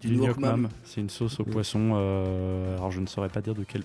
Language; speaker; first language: French; native; French